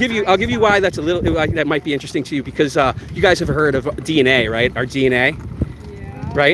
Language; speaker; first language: English; native; English